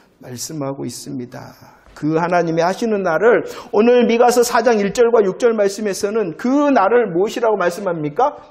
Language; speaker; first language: Korean; native; Korean